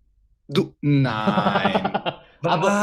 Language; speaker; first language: German; non-native, learner; Spanish